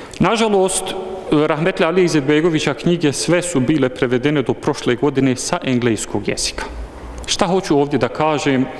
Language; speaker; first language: Bosnian; early bilingual, heritage; Bosnian